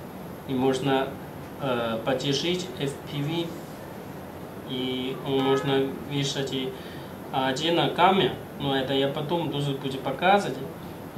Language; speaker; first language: Russian; non-native, learner; Chinese